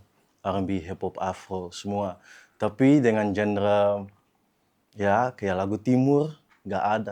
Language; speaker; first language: Indonesian; early bilingual, heritage; Dutch